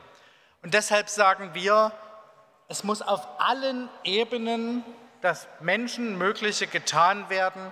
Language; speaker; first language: German; native; German